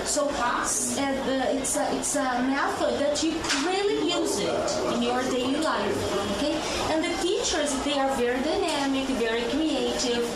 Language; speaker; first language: English; non-native, fluent; Portuguese